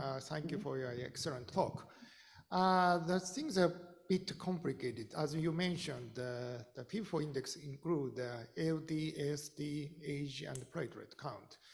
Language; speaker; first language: English; non-native, fluent; Japanese